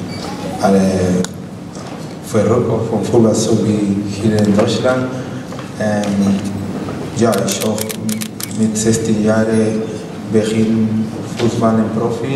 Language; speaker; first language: German; non-native, learner; Spanish